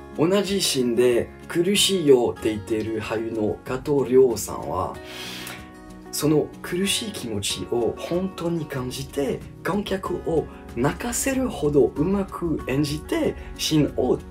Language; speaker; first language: Japanese; non-native, learner; French